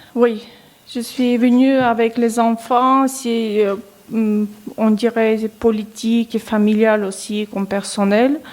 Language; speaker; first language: French; non-native, learner; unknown